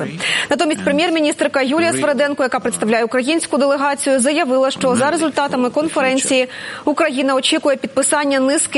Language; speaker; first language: Ukrainian; native; Ukrainian